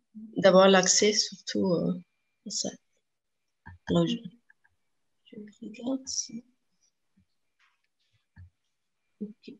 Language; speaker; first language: French; non-native, fluent; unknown